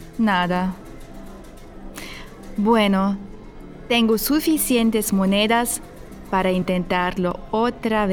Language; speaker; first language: Spanish; non-native, fluent; German